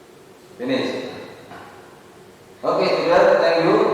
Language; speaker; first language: English; non-native, learner; Indonesian